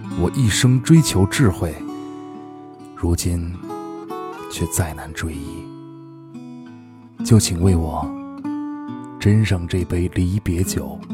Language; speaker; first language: Chinese; native; Chinese